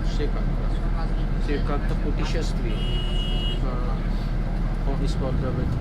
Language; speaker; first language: Russian; non-native, learner; Turkish